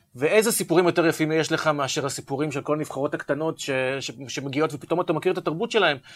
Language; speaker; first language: Hebrew; native; Hebrew